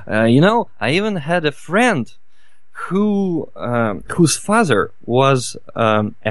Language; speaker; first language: English; non-native, fluent; Russian